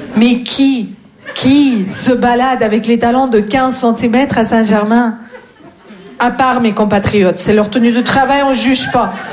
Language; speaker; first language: French; non-native, fluent; Russian